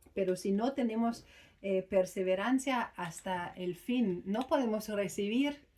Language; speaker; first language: Spanish; non-native, fluent; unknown